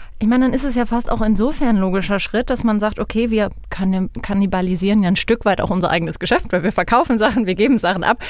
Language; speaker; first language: German; native; German